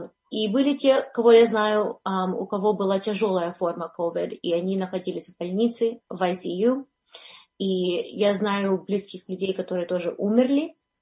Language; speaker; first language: Russian; early bilingual, heritage; Russian